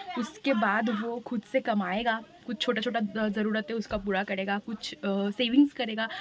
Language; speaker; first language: Hindi; non-native, local second language; Bangla